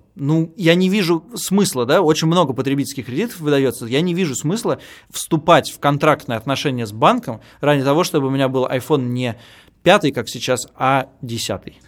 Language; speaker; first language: Russian; native; Russian